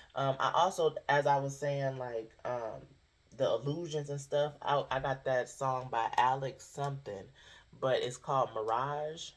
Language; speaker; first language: English; native; English